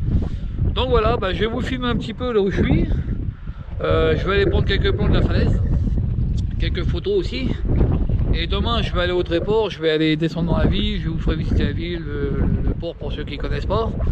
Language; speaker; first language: French; native; French